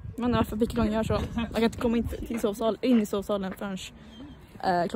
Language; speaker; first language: Swedish; native; Swedish